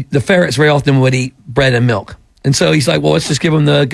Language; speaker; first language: English; native; English